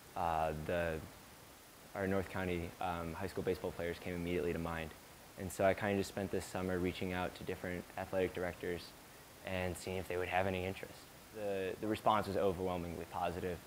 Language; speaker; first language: English; native; English